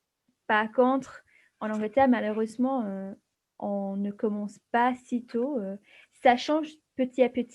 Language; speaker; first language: French; non-native, fluent; English